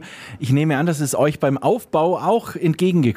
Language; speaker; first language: German; native; German